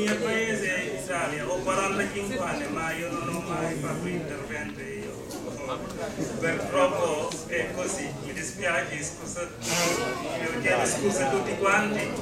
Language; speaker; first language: Italian; non-native, learner; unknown